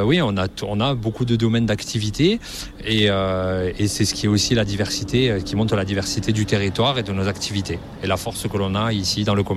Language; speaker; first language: French; native; French